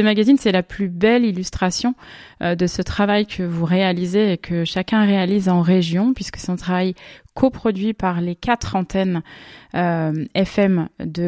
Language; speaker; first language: French; native; French